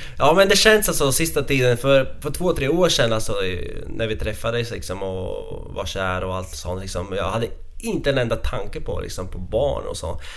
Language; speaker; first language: Swedish; non-native, fluent; Latvian